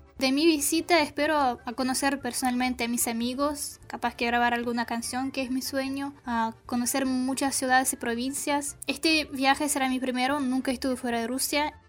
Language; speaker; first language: Spanish; non-native, fluent; Russian